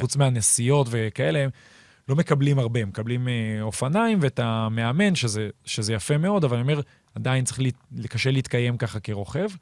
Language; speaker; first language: Hebrew; native; Hebrew